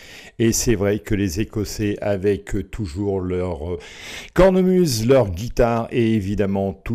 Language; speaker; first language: French; native; French